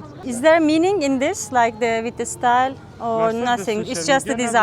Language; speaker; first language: English; non-native, learner; Turkish